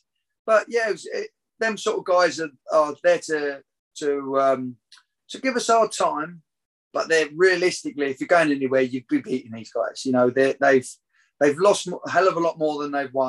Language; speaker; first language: English; native; English